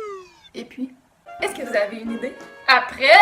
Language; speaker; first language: French; native; French